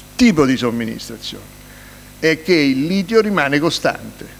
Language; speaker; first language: Italian; native; Italian